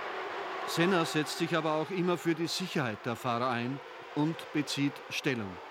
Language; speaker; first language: German; native; German